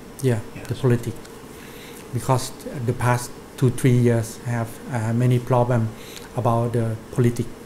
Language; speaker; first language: English; non-native, learner; Thai